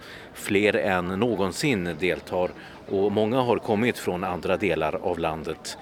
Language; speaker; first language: Swedish; native; Swedish